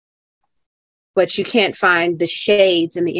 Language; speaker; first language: English; native; English